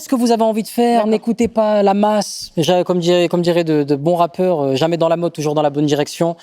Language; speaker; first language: French; native; French